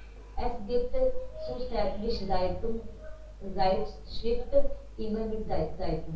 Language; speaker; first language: German; non-native, learner; Hindi